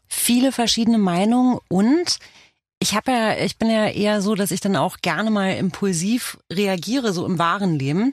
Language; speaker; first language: German; early bilingual, other home language; Romanian